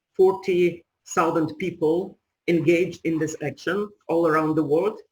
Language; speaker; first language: English; non-native, fluent; Ukrainian